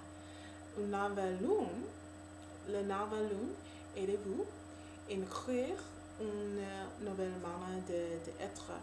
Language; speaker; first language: French; non-native, learner; English